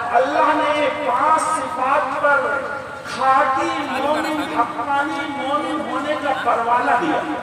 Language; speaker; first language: Urdu; non-native, local second language; Bangla